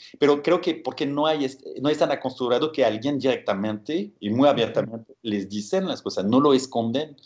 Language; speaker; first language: Spanish; non-native, fluent; French